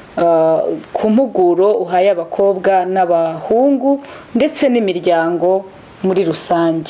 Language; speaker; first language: Kinyarwanda; native; Kinyarwanda